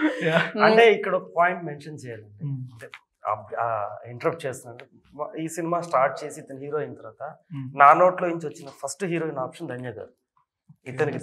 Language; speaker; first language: Telugu; native; Telugu